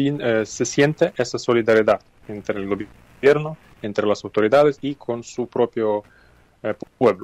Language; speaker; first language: Spanish; non-native, fluent; Ukrainian